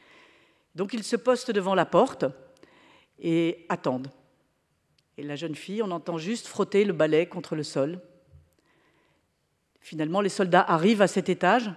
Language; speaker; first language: French; native; French